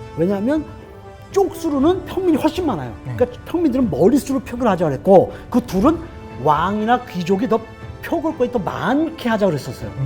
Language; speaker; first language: Korean; native; Korean